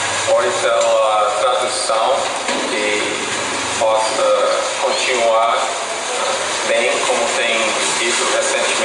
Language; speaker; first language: Portuguese; non-native, fluent; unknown